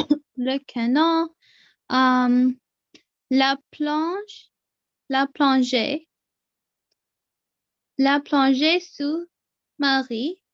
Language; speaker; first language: French; non-native, fluent; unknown